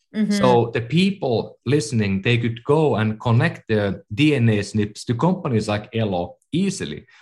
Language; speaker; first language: English; non-native, fluent; Finnish